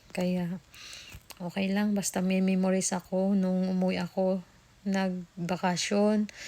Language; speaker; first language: Filipino; non-native, local second language; Cebuano